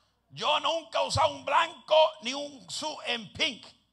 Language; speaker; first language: Spanish; early bilingual, heritage; Spanish